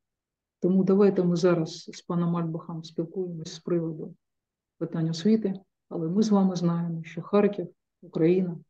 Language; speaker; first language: Ukrainian; native; Ukrainian